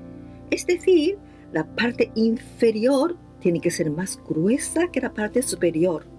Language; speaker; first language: Spanish; non-native, fluent; Japanese